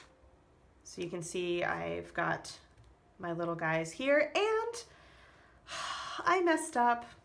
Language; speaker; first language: English; native; English